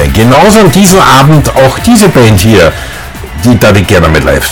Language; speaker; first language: German; native; German